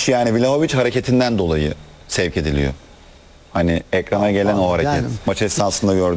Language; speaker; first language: Turkish; native; Turkish